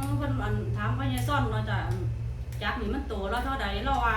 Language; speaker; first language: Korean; non-native, learner; Thai